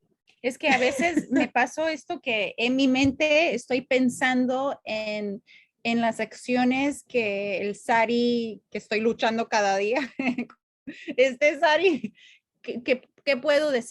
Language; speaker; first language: Spanish; non-native, fluent; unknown